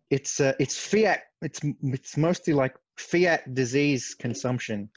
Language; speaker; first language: English; non-native, fluent; Arabic